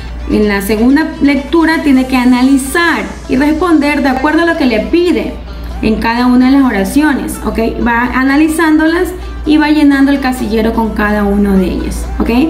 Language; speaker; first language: Spanish; native; Spanish